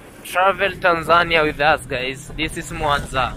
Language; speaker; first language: English; non-native, local second language; Swahili